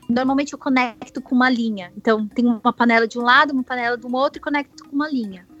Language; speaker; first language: Portuguese; native; Portuguese